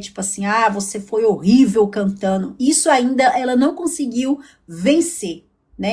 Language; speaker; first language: Portuguese; native; Portuguese